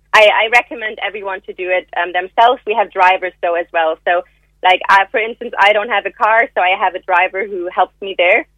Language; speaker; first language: English; non-native, fluent; German